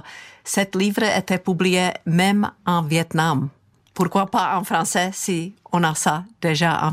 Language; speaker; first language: French; non-native, fluent; Czech